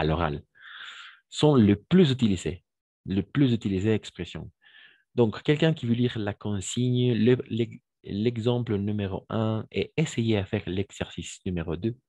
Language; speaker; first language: French; non-native, fluent; Spanish